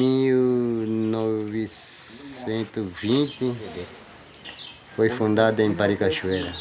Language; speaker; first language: Portuguese; non-native, local second language; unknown